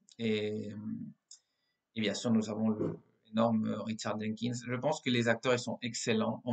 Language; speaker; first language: French; non-native, fluent; Spanish